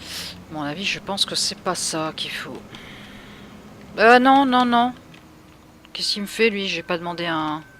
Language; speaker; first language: French; native; French